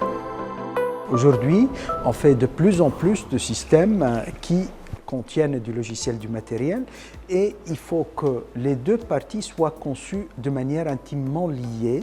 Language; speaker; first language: French; native; French